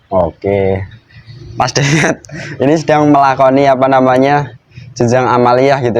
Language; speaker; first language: Indonesian; native; Indonesian